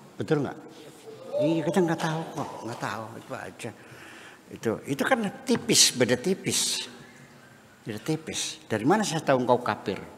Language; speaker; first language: Indonesian; non-native, local second language; Javanese